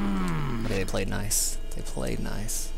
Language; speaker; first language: English; native; English